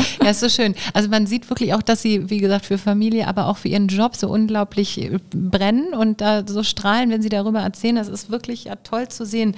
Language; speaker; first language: German; native; German